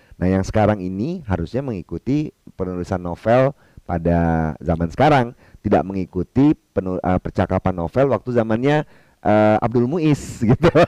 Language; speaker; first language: Indonesian; non-native, local second language; Minangkabau